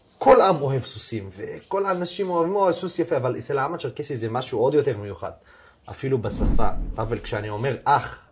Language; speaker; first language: Hebrew; non-native, local second language; Adyghe